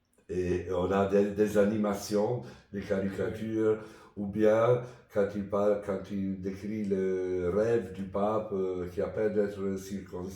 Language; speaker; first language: French; non-native, fluent; Italian